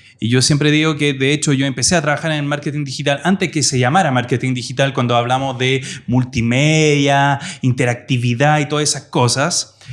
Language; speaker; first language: Spanish; non-native, fluent; French